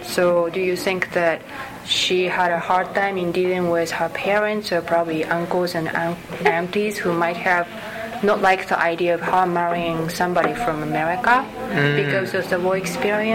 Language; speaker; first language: English; non-native, fluent; Japanese